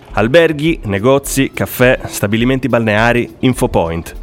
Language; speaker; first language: Italian; native; Italian